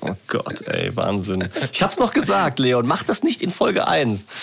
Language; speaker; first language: German; native; German